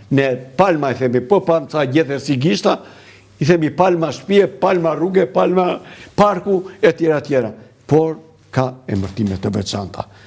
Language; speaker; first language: Albanian; native; Albanian